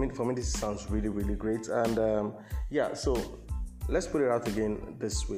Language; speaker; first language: English; non-native, local second language; Yoruba